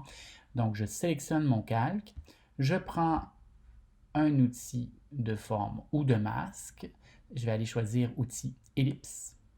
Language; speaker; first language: French; native; French